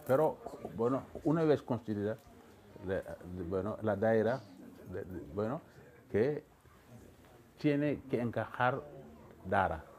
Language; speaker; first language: Spanish; non-native, fluent; Wolof